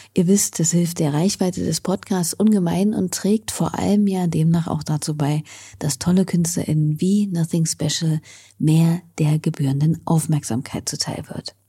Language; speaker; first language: German; native; German